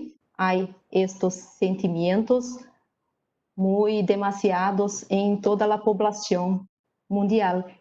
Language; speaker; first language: Spanish; non-native, learner; Portuguese